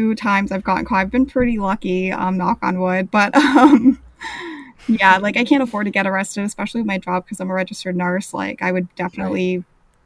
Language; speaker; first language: English; native; English